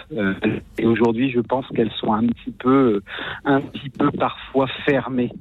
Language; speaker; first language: French; native; French